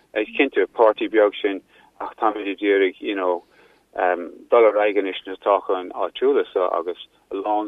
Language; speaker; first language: Irish; non-native, local second language; English